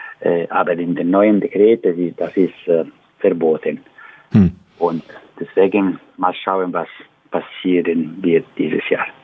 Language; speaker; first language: German; non-native, learner; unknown